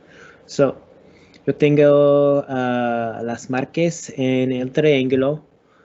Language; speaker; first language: Spanish; non-native, learner; English